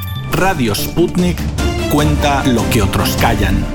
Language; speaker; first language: Spanish; native; Spanish